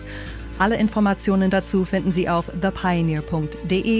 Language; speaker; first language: German; native; German